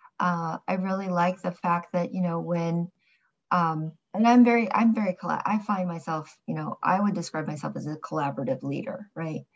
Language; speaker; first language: English; early bilingual, other home language; Korean